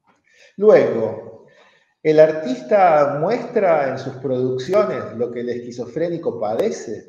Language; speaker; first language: Spanish; native; Spanish